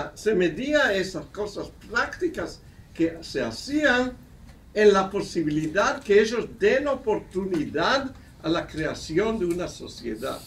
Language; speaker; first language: Spanish; non-native, fluent; Hebrew